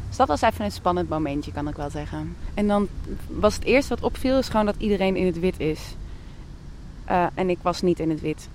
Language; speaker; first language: Dutch; native; Dutch